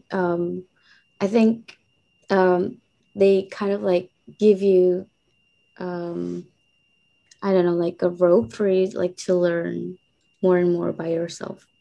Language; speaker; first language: English; non-native, fluent; Indonesian